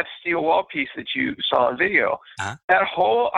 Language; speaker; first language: English; native; English